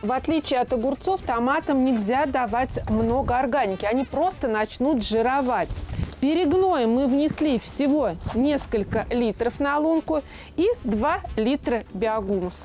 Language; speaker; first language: Russian; native; Russian